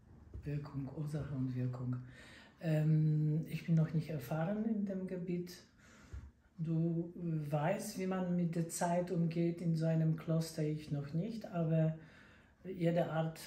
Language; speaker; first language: German; non-native, fluent; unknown